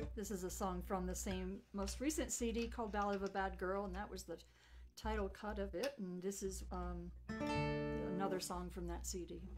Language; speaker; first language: English; native; English